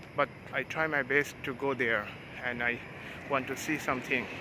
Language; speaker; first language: English; non-native, local second language; Bangla